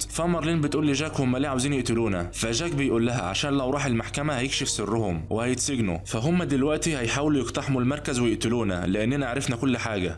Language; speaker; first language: Arabic; native; Arabic